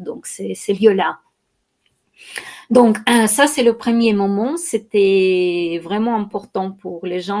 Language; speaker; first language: French; non-native, fluent; Ukrainian